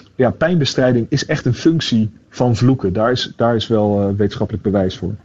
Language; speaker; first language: Dutch; native; Dutch